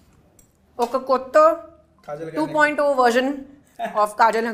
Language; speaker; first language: Telugu; non-native, fluent; Hindi